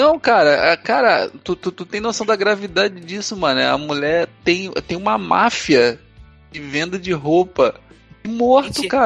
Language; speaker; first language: Portuguese; native; Portuguese